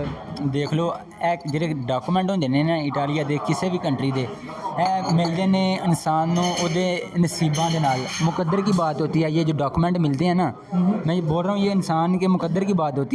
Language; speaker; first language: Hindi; non-native, local second language; Punjabi